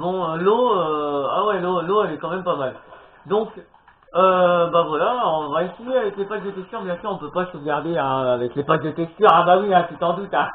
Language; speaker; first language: French; native; French